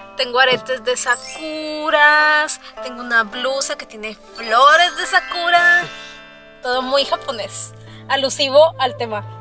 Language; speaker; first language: Spanish; native; Spanish